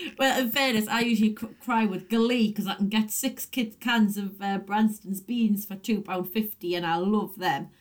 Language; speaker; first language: English; native; English